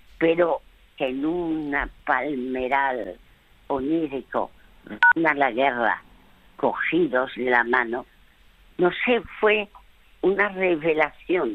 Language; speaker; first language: Spanish; early bilingual, other home language; French